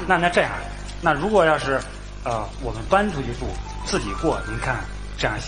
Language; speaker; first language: Chinese; native; Chinese